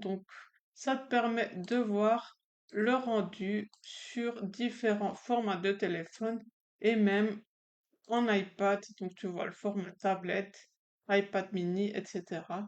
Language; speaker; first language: French; native; French